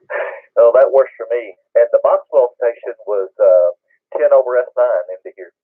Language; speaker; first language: English; native; English